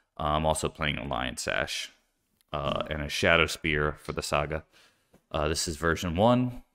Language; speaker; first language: English; native; English